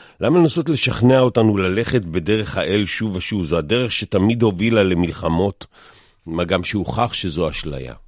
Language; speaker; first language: Hebrew; native; Hebrew